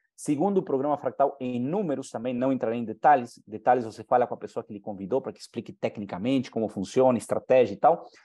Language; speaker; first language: Portuguese; non-native, fluent; Spanish